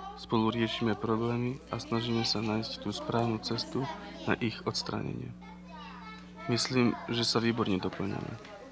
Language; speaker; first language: Slovak; non-native, local second language; Romany